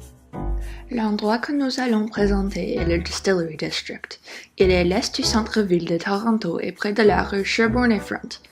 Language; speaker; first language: French; non-native, local second language; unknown